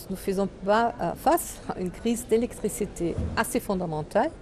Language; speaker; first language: French; non-native, fluent; German